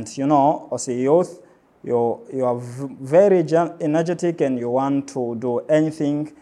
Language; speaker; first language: English; non-native, local second language; Swahili